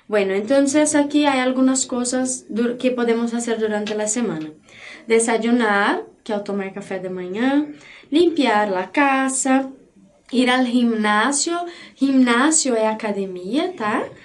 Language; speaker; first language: Spanish; non-native, fluent; Portuguese